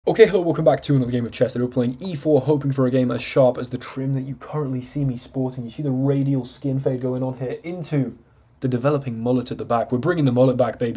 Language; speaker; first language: English; native; English